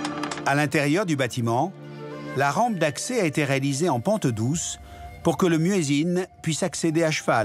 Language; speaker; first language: French; native; French